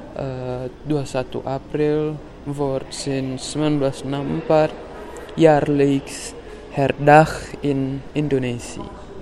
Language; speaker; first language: Dutch; non-native, learner; Indonesian